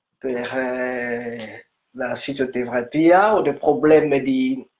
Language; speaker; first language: Italian; non-native, learner; French